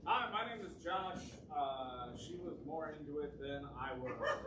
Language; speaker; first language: English; native; English